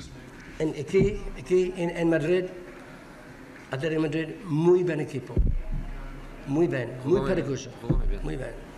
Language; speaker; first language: Portuguese; non-native, learner; English